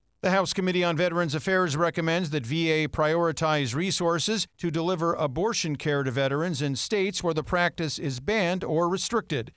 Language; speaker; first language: English; native; English